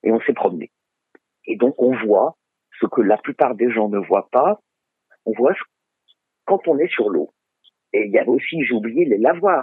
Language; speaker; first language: French; native; French